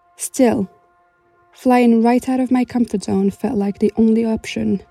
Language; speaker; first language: English; non-native, fluent; Arabic